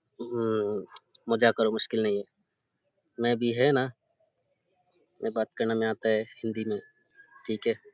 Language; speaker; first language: Hindi; non-native, learner; Bangla